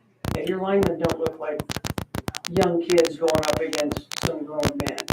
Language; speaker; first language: English; native; English